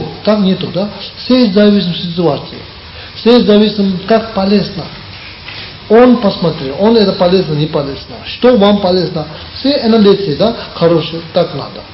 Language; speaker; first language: Russian; non-native, learner; Tibetan